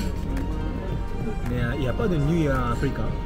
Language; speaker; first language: French; non-native, learner; Japanese